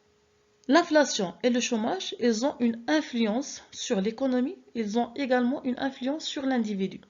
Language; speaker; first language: French; non-native, local second language; Arabic